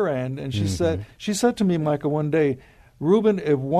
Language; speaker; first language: English; native; English